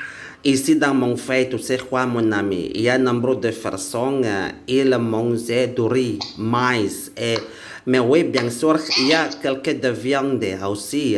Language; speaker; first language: French; non-native, learner; Indonesian